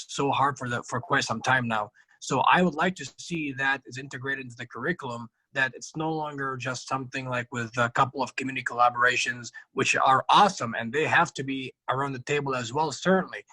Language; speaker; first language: English; non-native, fluent; Arabic